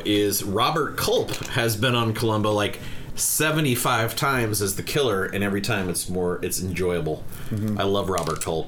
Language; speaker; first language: English; native; English